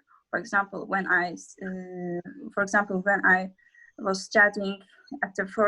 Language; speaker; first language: English; non-native, learner; Azerbaijani